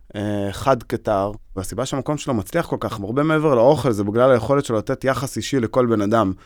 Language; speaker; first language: Hebrew; native; Hebrew